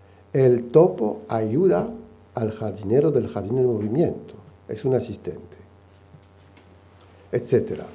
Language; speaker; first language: Spanish; non-native, fluent; French